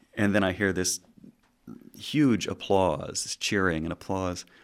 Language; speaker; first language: English; native; English